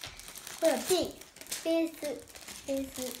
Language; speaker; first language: Japanese; early bilingual, heritage; Japanese